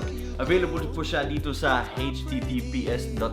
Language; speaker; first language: Filipino; non-native, fluent; English